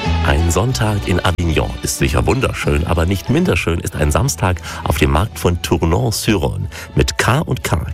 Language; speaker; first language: German; native; German